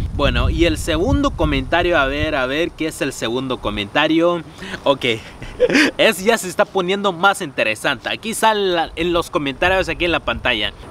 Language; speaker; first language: Spanish; non-native, fluent; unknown